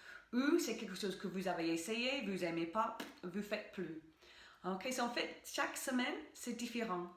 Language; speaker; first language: French; non-native, fluent; English